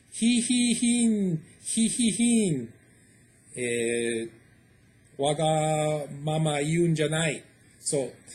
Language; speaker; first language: Japanese; non-native, fluent; English